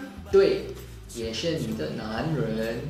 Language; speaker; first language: Chinese; non-native, learner; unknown